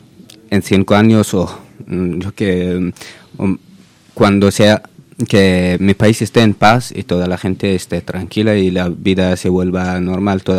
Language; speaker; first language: Spanish; non-native, fluent; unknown